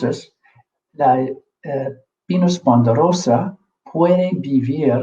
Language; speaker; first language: Spanish; non-native, fluent; English